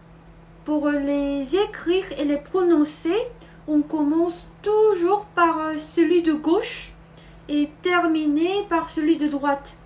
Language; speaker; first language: French; non-native, fluent; Korean